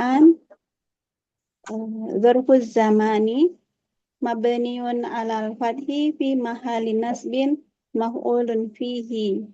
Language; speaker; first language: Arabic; non-native, learner; Indonesian